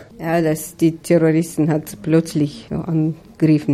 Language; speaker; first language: German; non-native, learner; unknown